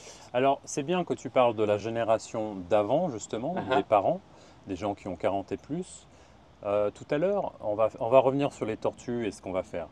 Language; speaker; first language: French; native; French